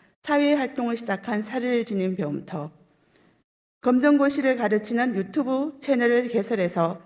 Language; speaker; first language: Korean; native; Korean